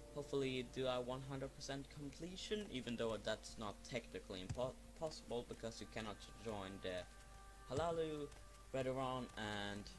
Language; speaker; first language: English; non-native, fluent; Swedish